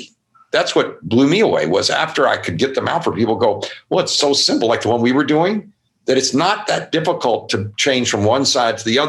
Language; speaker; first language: English; native; English